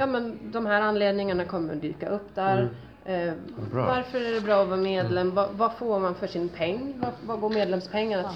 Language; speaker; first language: Swedish; native; Swedish